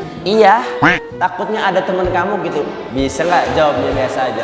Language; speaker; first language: Indonesian; native; Indonesian